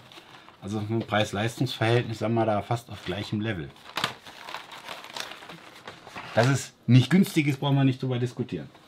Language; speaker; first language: German; native; German